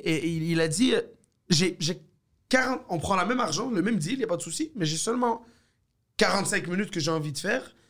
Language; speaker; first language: French; early bilingual, other home language; Arabic